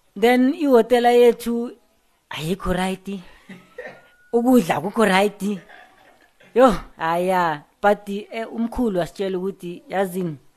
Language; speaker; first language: Zulu; non-native, local second language; South Ndebele